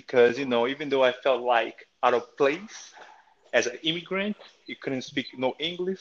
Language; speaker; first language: English; non-native, fluent; Portuguese